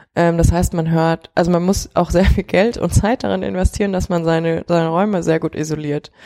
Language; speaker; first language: German; early bilingual, heritage; Chinese